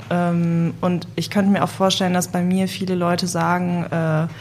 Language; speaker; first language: German; native; German